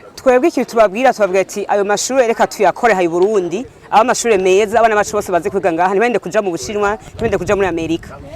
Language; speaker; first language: Rundi; native; Rundi